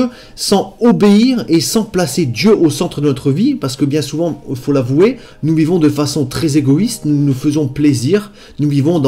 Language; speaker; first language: French; native; French